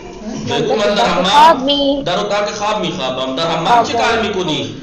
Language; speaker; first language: Persian; non-native, fluent; Urdu